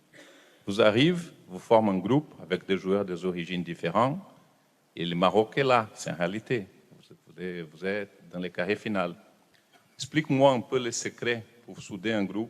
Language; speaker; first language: French; non-native, fluent; Portuguese